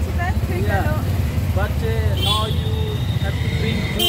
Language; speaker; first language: English; non-native, learner; Hindi